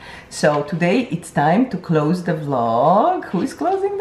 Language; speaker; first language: English; non-native, fluent; Polish